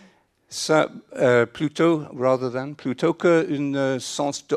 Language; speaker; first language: French; non-native, fluent; English